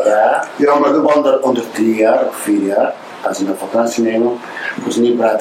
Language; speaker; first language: Dutch; non-native, learner; Somali